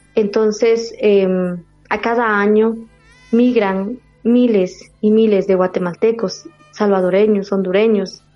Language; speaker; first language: Spanish; non-native, local second language; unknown